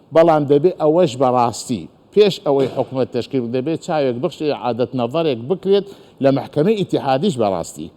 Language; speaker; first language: Central Kurdish; non-native, local second language; Azerbaijani